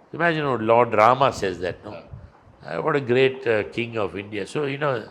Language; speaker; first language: English; non-native, local second language; Tamil